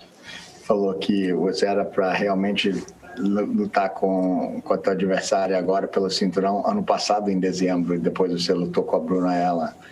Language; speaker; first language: Portuguese; non-native, fluent; English